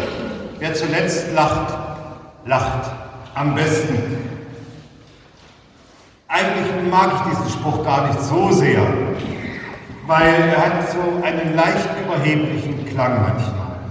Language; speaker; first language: German; native; German